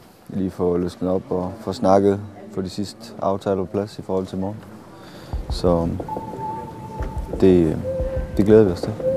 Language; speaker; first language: Danish; native; Danish